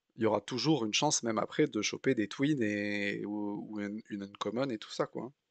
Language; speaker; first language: French; native; French